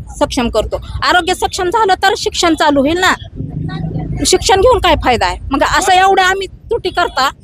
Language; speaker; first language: Marathi; native; Marathi